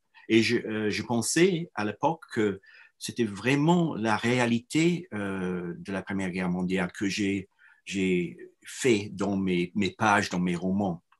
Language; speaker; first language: French; non-native, fluent; English